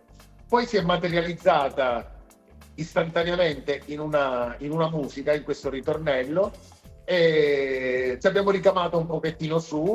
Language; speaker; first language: Italian; native; Italian